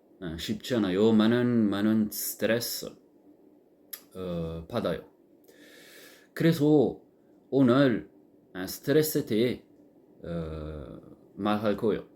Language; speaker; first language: Korean; non-native, learner; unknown